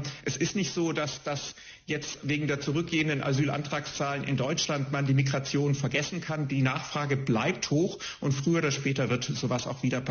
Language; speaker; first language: German; native; German